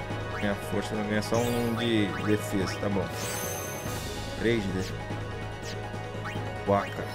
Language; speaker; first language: Portuguese; native; Portuguese